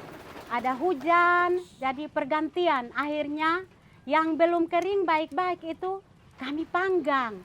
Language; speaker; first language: Indonesian; non-native, local second language; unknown